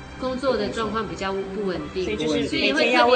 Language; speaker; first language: Chinese; native; Chinese